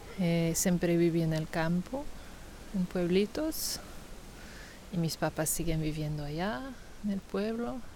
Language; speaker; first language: Spanish; non-native, fluent; French